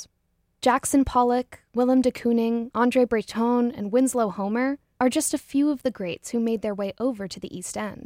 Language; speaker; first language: English; native; English